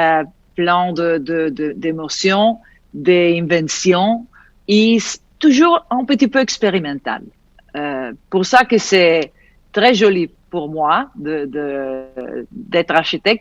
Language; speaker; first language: French; non-native, fluent; Italian